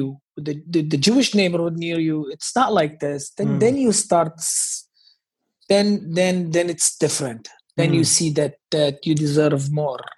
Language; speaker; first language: English; non-native, fluent; Hebrew